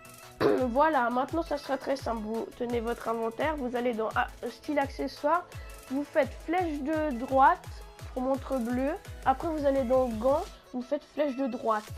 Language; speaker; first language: French; native; French